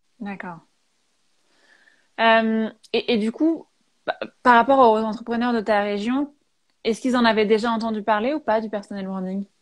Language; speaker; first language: French; native; French